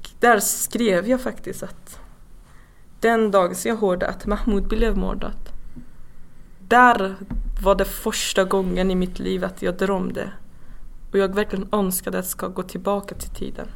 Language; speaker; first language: Swedish; non-native, fluent; Persian